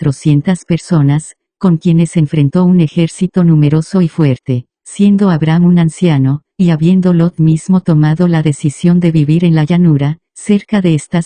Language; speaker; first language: Spanish; native; Spanish